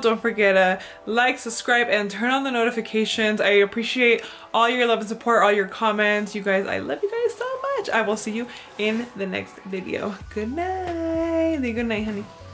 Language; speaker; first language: English; early bilingual, other home language; Spanish